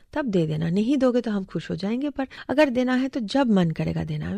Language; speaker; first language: Hindi; non-native, local second language; Bangla